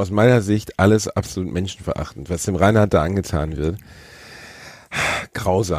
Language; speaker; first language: German; native; German